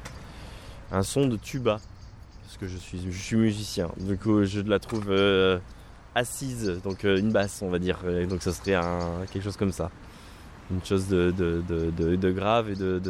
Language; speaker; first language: French; native; French